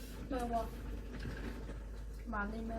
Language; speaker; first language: Korean; non-native, learner; Vietnamese